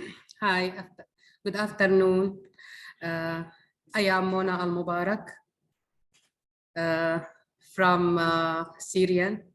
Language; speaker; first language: English; non-native, learner; Arabic